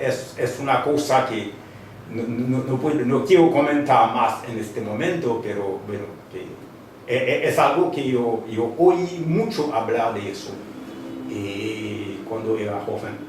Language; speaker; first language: Spanish; non-native, fluent; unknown